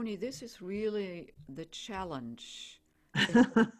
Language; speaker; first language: English; non-native, fluent; German